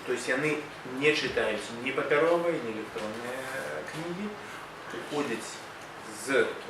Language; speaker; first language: Belarusian; non-native, local second language; Russian